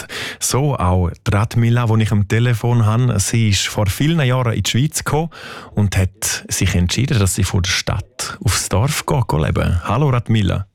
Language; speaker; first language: German; native; German